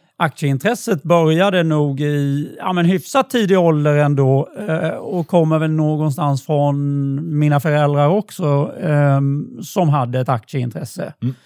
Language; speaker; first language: Swedish; native; Swedish